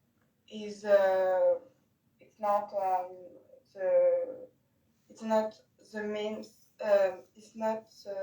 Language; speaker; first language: English; non-native, learner; French